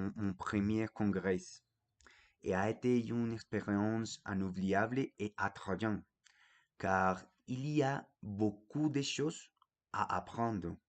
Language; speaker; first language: French; non-native, fluent; Spanish